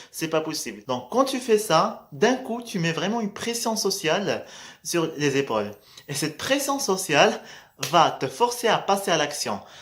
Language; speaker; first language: French; non-native, local second language; Arabic